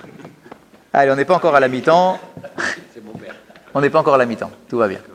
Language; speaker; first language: French; native; French